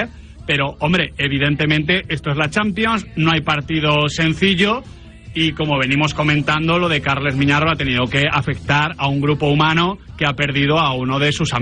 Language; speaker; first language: Spanish; native; Spanish